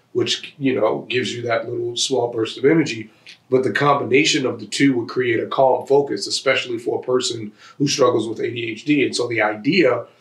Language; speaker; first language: English; native; English